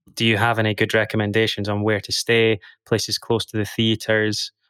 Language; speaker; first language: English; native; English